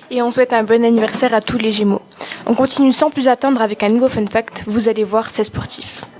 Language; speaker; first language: French; native; French